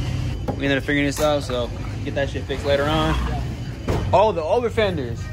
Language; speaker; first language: English; native; English